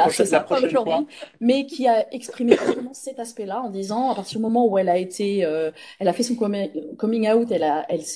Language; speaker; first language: French; native; French